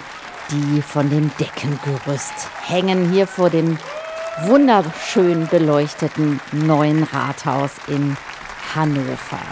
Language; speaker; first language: German; native; German